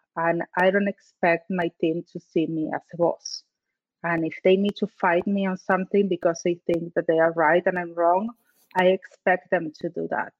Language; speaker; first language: English; non-native, fluent; Spanish